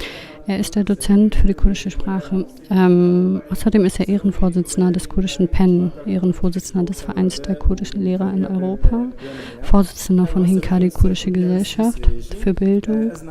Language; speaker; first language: German; non-native, fluent; Kurdish